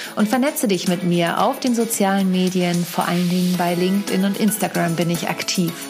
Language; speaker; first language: German; native; German